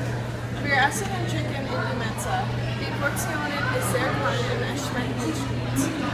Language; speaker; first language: German; non-native, learner; English